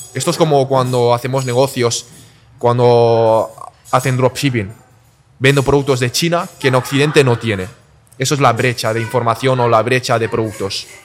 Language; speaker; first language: Spanish; early bilingual, other home language; Chinese